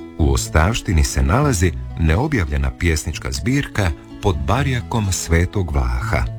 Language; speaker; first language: Croatian; native; Croatian